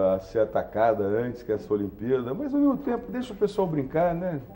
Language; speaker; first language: Portuguese; native; Portuguese